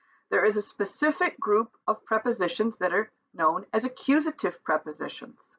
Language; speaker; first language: English; native; English